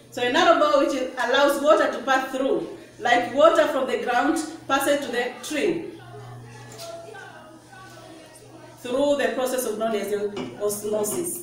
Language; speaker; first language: English; non-native, local second language; Swahili